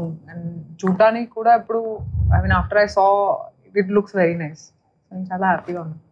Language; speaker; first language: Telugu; non-native, learner; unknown